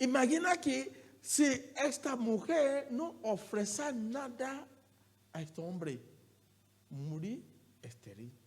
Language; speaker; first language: Spanish; non-native, learner; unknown